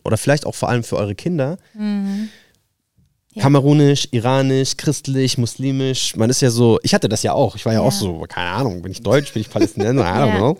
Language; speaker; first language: German; native; German